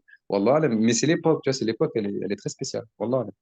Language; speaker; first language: French; native; French